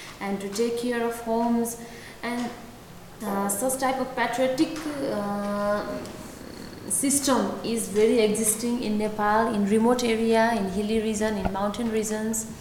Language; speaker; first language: English; non-native, fluent; Nepali